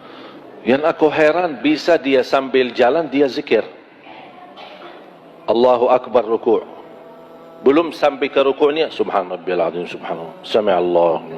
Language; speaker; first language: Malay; non-native, fluent; Arabic